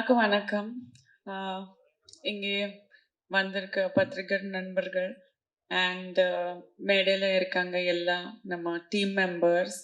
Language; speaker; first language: Tamil; non-native, local second language; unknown